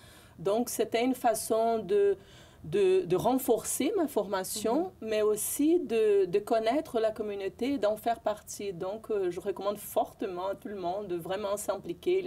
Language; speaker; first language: French; non-native, fluent; Portuguese